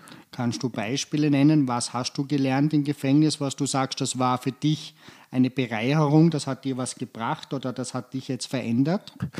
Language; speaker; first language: German; native; German